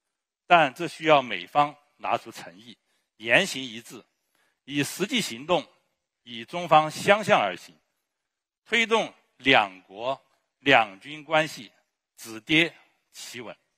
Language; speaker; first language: Chinese; native; Chinese